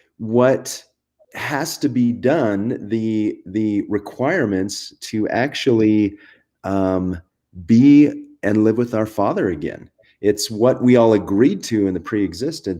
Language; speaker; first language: English; native; English